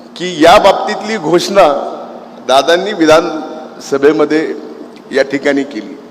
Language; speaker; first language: Marathi; native; Marathi